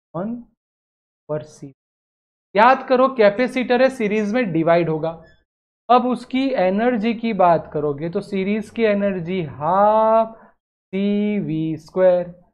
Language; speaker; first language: Hindi; non-native, local second language; Gujarati